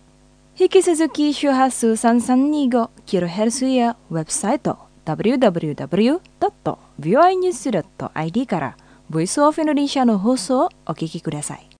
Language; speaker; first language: Japanese; non-native, fluent; Indonesian